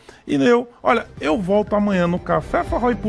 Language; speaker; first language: Portuguese; native; Portuguese